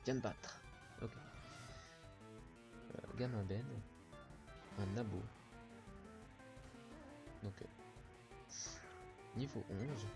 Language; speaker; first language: French; native; French